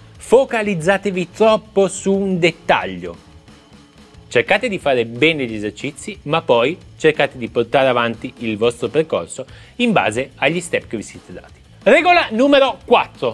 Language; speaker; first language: Italian; native; Italian